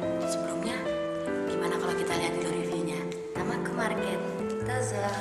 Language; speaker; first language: Indonesian; native; Indonesian